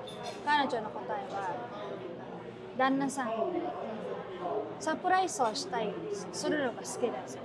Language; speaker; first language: Japanese; non-native, fluent; Filipino